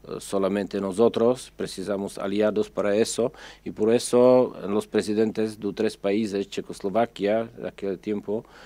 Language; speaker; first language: Spanish; non-native, fluent; Czech